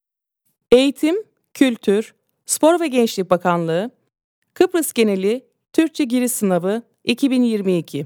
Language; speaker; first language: Turkish; native; Turkish